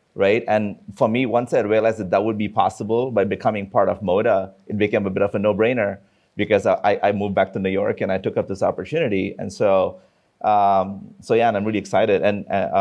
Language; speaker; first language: English; non-native, local second language; Tamil